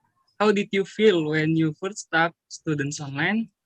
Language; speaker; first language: English; non-native, learner; Indonesian